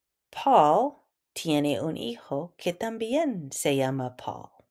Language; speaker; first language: Spanish; non-native, fluent; English